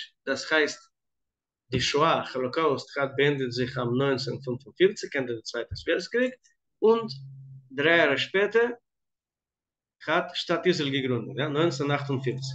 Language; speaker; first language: German; non-native, fluent; Hebrew